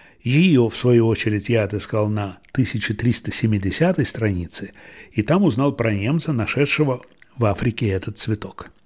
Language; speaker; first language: Russian; native; Russian